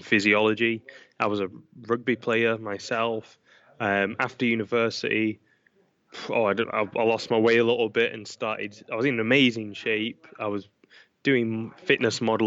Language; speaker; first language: English; native; English